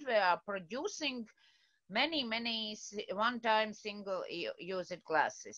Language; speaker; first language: English; non-native, learner; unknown